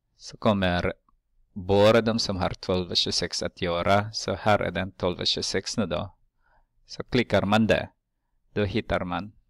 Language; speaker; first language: Swedish; non-native, fluent; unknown